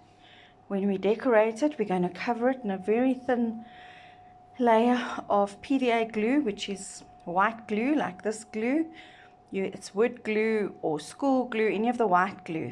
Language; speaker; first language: English; native; English